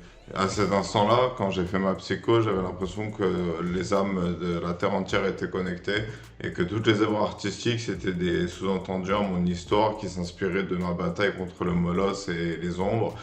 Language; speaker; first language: French; native; French